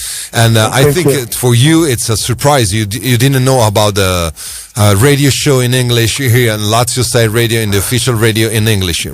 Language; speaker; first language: English; non-native, fluent; Italian